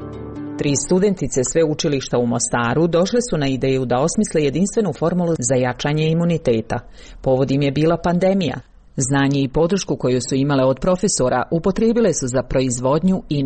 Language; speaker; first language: Serbian; native; Serbian